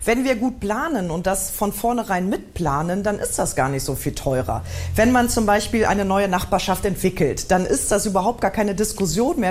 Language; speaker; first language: German; native; German